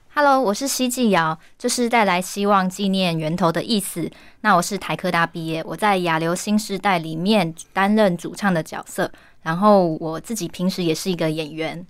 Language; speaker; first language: Chinese; native; Chinese